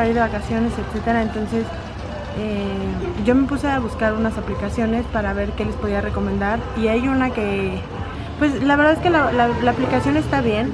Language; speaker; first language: Spanish; native; Spanish